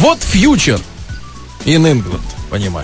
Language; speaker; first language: English; non-native, learner; Russian